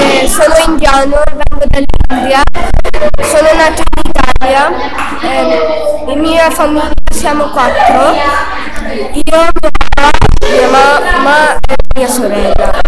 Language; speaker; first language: Italian; early bilingual, other home language; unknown